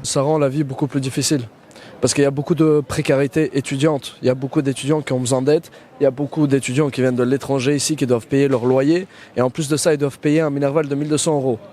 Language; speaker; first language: French; early bilingual, other home language; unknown